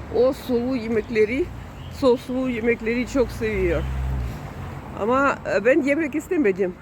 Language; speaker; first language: Turkish; non-native, learner; Russian